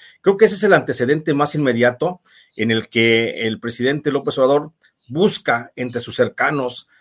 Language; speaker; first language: Spanish; native; Spanish